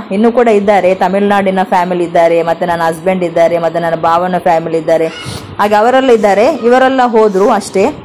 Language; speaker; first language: Kannada; non-native, local second language; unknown